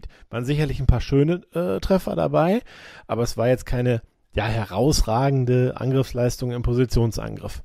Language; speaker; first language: German; native; German